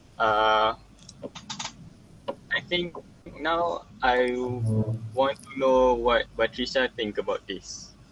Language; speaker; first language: English; non-native, local second language; Malay